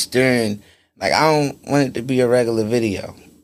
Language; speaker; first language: English; native; English